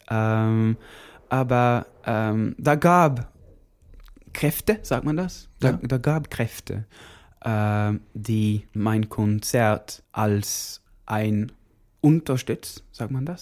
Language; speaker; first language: German; non-native, learner; Norwegian